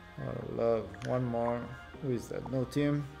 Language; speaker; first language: English; non-native, learner; Portuguese